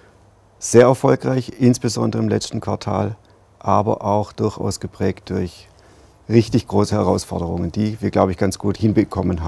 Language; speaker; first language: German; native; German